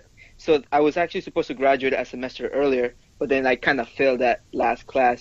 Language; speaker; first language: English; non-native, fluent; Spanish